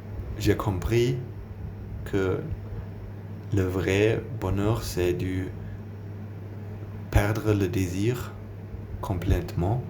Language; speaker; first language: French; non-native, learner; German